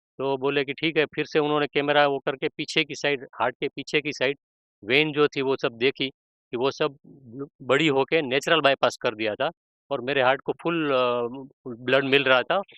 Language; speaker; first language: Hindi; non-native, local second language; Gujarati